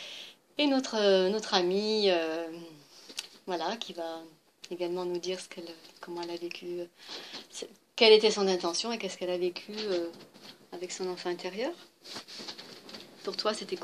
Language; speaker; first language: French; native; French